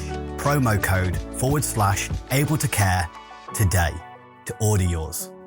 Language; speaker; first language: English; native; English